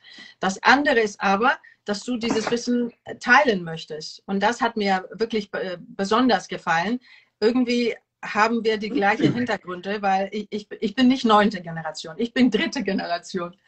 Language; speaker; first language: German; non-native, fluent; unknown